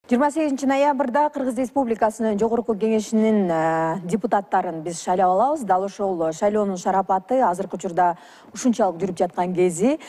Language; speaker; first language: Kyrgyz; native; Kyrgyz